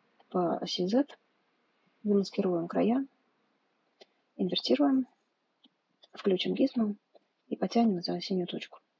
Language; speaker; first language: Russian; native; Russian